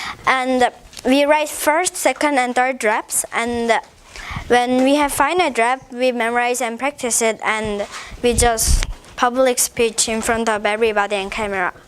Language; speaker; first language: English; non-native, learner; Korean